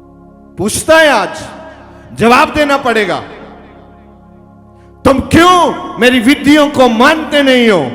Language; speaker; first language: Hindi; non-native, local second language; Punjabi